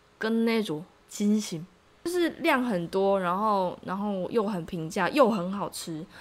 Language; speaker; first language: Chinese; native; Chinese